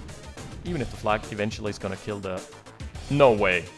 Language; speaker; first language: English; native; English